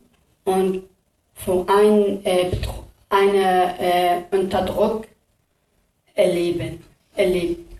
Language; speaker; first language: German; non-native, learner; Kurdish